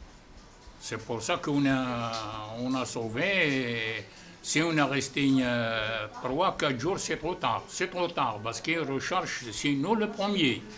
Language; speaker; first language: French; non-native, fluent; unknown